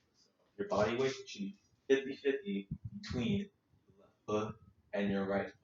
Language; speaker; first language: English; native; English